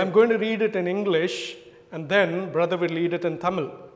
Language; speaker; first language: English; non-native, local second language; Tamil